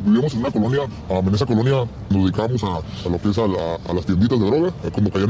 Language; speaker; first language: Spanish; native; Spanish